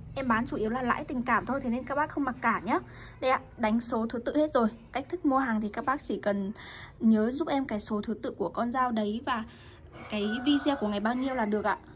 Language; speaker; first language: Vietnamese; native; Vietnamese